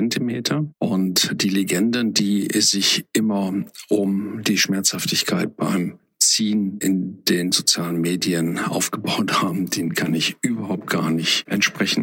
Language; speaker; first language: German; native; German